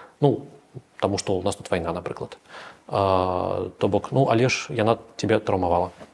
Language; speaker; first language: Belarusian; non-native, local second language; Russian